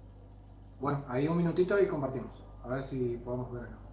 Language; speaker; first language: Spanish; native; Spanish